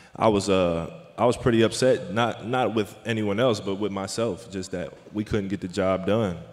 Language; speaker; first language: English; native; English